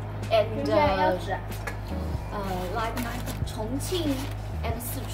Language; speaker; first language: English; non-native, learner; Chinese